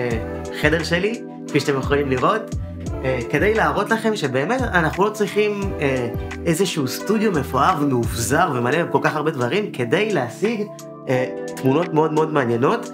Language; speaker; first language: Hebrew; native; Hebrew